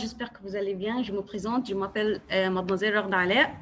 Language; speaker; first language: French; non-native, fluent; Arabic